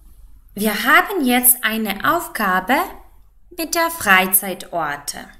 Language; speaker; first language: German; non-native, fluent; Macedonian